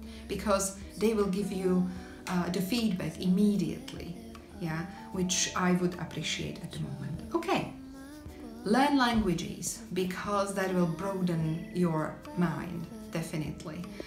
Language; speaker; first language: English; non-native, fluent; Slovak